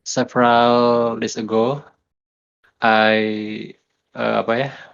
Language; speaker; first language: English; non-native, learner; Indonesian